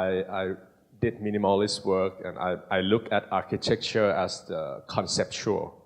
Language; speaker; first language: English; non-native, learner; Thai